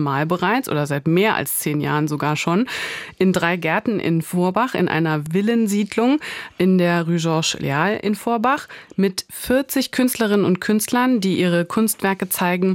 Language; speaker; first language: German; native; German